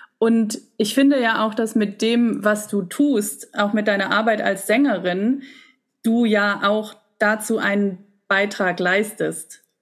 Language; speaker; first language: German; native; German